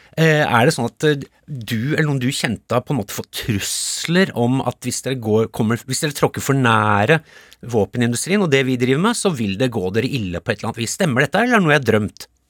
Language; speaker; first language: Norwegian; native; Norwegian